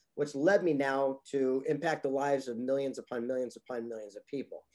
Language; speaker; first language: English; native; English